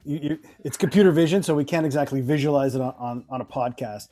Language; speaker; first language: English; native; English